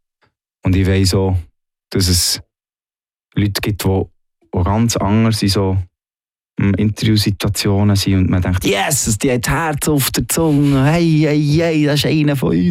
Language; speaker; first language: German; native; German